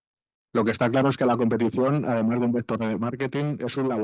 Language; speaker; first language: Spanish; native; Spanish